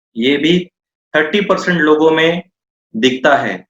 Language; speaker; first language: Hindi; non-native, local second language; Marathi